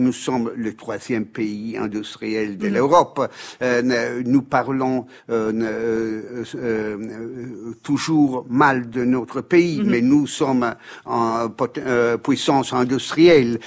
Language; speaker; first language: French; non-native, fluent; Italian